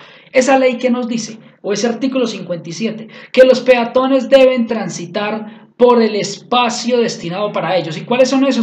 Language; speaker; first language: Spanish; native; Spanish